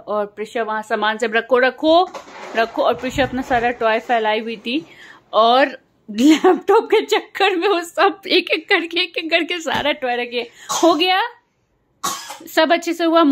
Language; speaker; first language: Hindi; native; Hindi